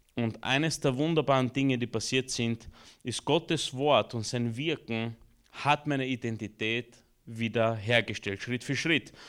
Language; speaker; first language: German; early bilingual, other home language; Romanian